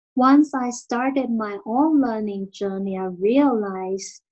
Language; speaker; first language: English; non-native, fluent; Chinese